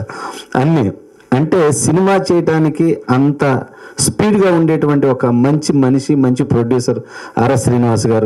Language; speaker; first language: Telugu; native; Telugu